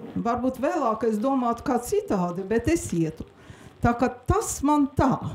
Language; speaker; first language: Latvian; non-native, local second language; Russian